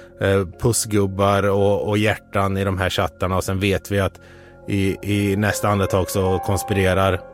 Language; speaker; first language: Swedish; native; Swedish